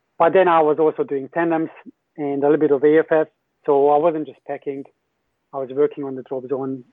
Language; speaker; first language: English; non-native, fluent; Hungarian